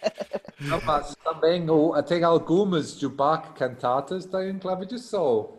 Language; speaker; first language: Portuguese; non-native, learner; English